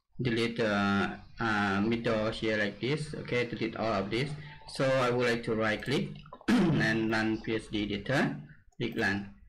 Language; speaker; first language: English; non-native, learner; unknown